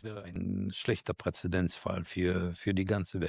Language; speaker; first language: German; non-native, fluent; Russian